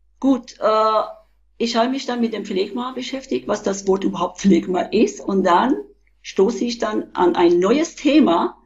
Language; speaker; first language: German; non-native, fluent; Persian